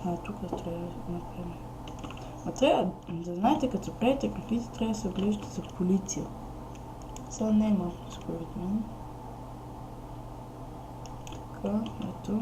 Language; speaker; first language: Bulgarian; native; Bulgarian